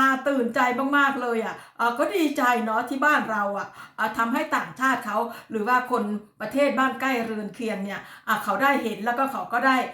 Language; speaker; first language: Thai; non-native, local second language; Lao